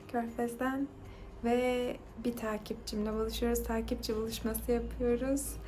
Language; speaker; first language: Turkish; native; Turkish